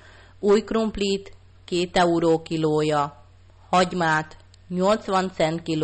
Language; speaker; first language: Hungarian; native; Hungarian